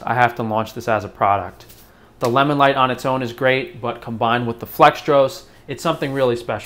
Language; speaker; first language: English; native; English